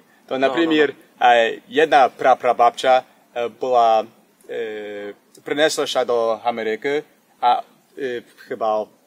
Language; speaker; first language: Ukrainian; early bilingual, heritage; English